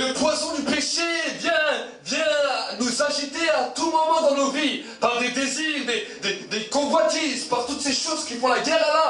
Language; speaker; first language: French; native; French